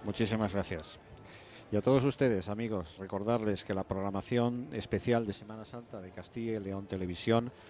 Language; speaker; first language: Spanish; native; Spanish